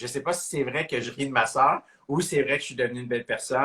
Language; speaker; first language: French; native; French